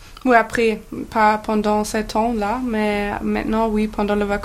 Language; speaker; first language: French; non-native, learner; German